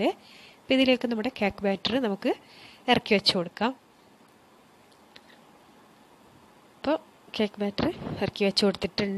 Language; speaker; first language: Malayalam; native; Malayalam